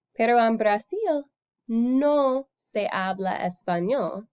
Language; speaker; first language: Spanish; non-native, fluent; English